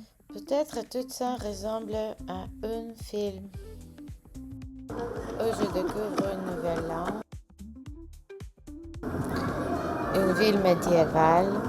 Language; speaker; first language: French; non-native, learner; Bulgarian